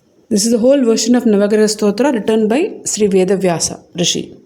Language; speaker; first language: English; non-native, local second language; Tamil